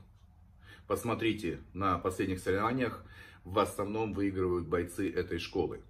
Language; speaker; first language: Russian; native; Russian